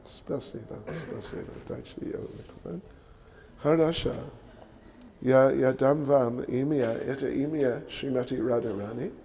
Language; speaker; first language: Russian; non-native, learner; English